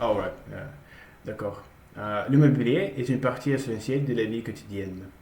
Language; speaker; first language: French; non-native, learner; Russian